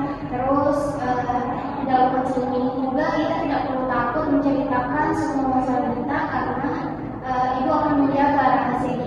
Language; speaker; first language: Indonesian; native; Indonesian